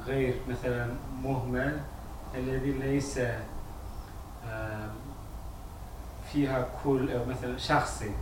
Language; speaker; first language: Arabic; non-native, learner; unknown